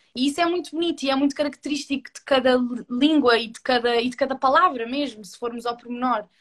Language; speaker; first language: Portuguese; native; Portuguese